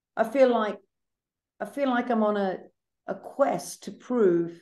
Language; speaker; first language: English; native; English